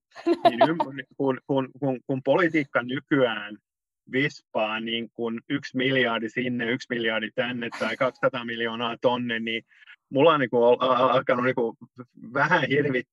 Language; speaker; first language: Finnish; non-native, local second language; Swedish